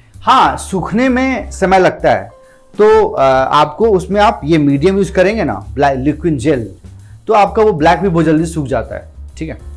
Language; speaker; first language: Hindi; non-native, local second language; Gujarati